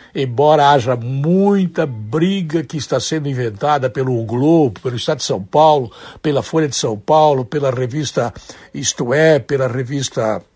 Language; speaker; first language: Portuguese; native; Portuguese